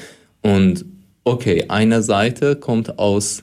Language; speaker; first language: German; non-native, fluent; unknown